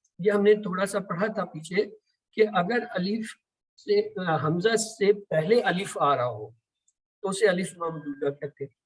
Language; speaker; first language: Urdu; native; Urdu